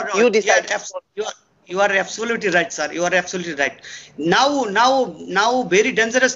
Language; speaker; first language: English; non-native, learner; Bangla